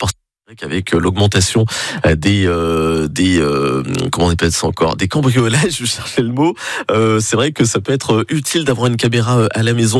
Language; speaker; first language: French; native; French